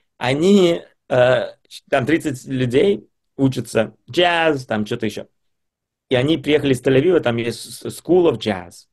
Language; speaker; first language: Russian; early bilingual, heritage; Russian